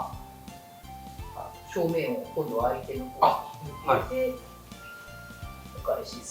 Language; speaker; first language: Japanese; native; Japanese